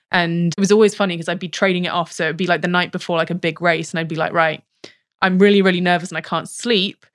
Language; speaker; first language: English; native; English